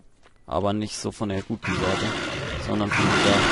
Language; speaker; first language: German; native; German